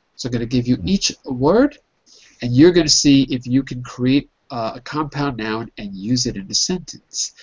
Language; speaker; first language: English; native; English